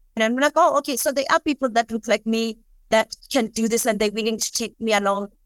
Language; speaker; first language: English; non-native, local second language; Southern Sotho